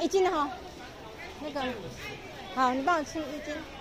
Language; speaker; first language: Chinese; native; Chinese